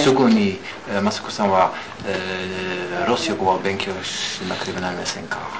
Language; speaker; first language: Japanese; non-native, learner; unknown